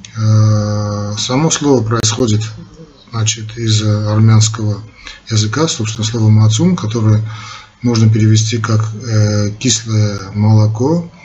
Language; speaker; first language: Russian; non-native, local second language; Armenian